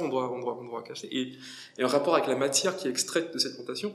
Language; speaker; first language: French; native; French